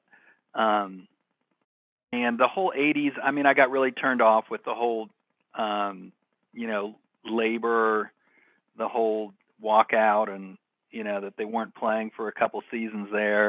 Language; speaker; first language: English; native; English